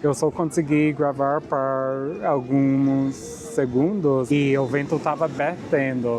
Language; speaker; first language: Portuguese; non-native, fluent; English